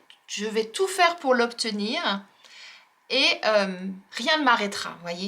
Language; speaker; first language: French; native; French